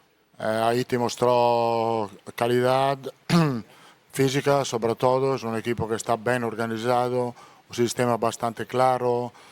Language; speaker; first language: Portuguese; non-native, learner; Italian